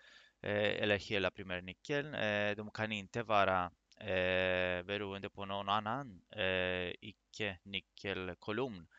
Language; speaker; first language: Swedish; non-native, fluent; Greek